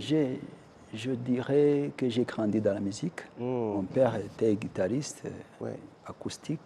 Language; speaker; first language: French; non-native, local second language; Kinyarwanda